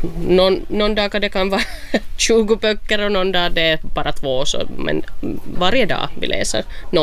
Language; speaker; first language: Swedish; non-native, local second language; Finnish